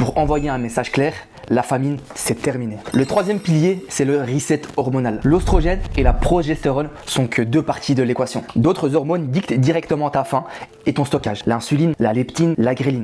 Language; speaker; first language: French; native; French